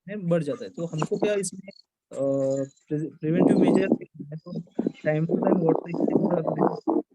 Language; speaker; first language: Hindi; non-native, local second language; Marathi